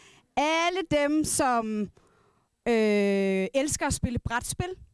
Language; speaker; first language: Danish; non-native, local second language; Kalaallisut